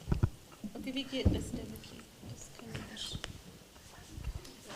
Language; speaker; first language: German; non-native, fluent; English